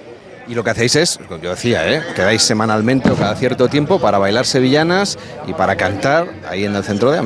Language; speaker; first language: Spanish; native; Spanish